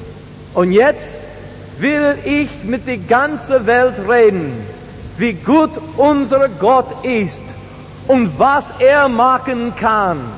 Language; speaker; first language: German; non-native, learner; English